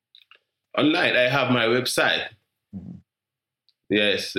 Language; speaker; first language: English; non-native, learner; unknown